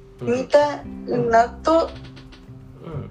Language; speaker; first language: Japanese; non-native, learner; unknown